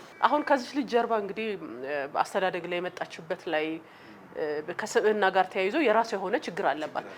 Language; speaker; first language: Amharic; native; Amharic